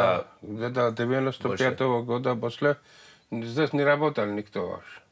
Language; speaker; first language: Russian; non-native, local second language; Georgian